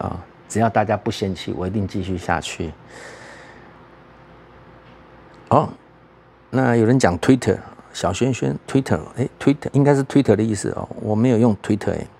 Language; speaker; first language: Chinese; native; Chinese